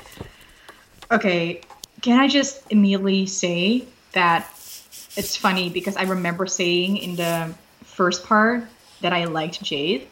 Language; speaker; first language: English; non-native, fluent; Dutch